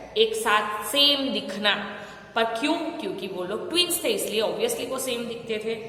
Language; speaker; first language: Hindi; non-native, local second language; Gujarati